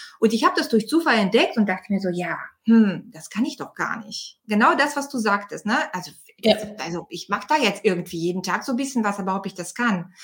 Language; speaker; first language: German; non-native, fluent; Bulgarian